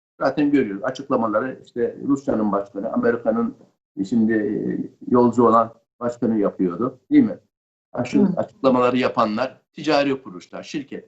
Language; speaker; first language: Turkish; native; Turkish